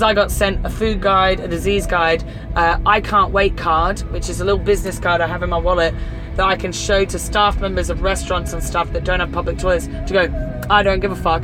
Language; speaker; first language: English; native; English